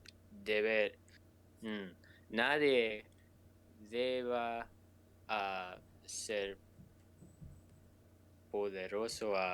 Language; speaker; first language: Spanish; non-native, learner; English